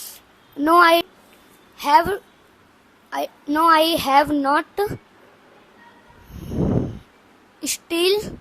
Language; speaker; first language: English; non-native, learner; Hindi